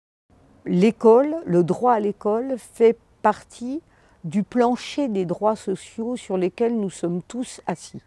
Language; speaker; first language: French; native; French